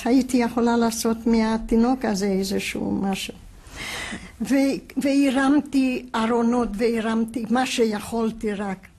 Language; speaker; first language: Hebrew; non-native, fluent; Hungarian